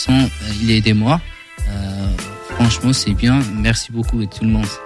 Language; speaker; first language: French; non-native, learner; Kurdish